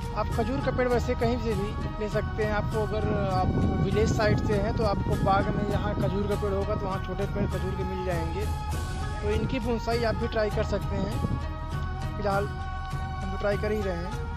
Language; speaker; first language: Hindi; native; Hindi